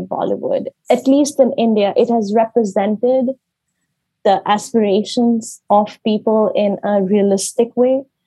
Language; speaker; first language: English; non-native, local second language; Hindi